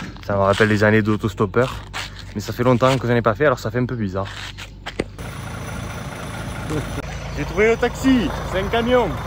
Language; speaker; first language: French; native; French